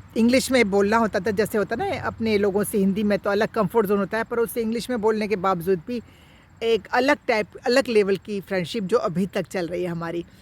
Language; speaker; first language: Hindi; native; Hindi